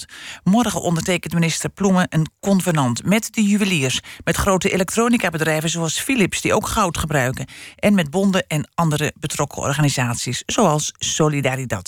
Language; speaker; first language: Dutch; native; Dutch